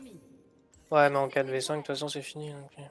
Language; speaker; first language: French; native; French